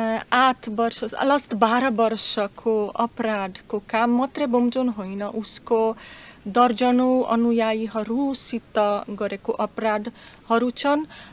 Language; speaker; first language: Nepali; non-native, fluent; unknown